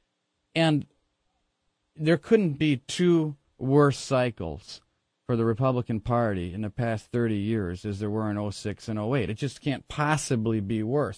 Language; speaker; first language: English; native; English